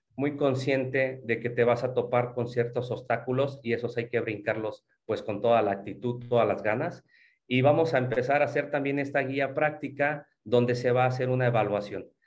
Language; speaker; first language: Spanish; native; Spanish